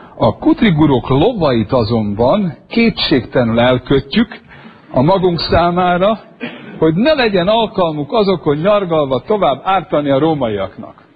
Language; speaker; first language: Hungarian; native; Hungarian